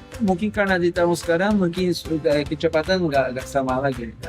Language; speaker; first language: Indonesian; non-native, fluent; Portuguese